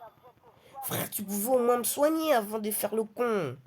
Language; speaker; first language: French; native; French